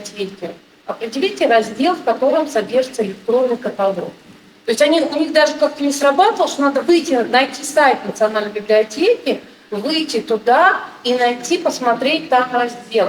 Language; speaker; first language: Russian; native; Russian